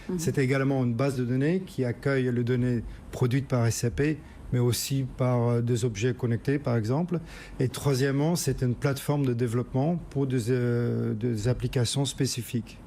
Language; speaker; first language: French; non-native, fluent; Dutch